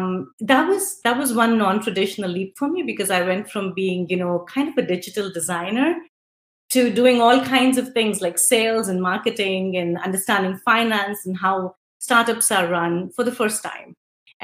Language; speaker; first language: English; non-native, local second language; Hindi